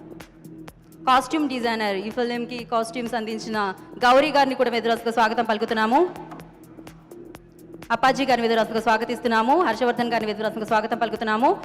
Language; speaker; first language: Telugu; native; Telugu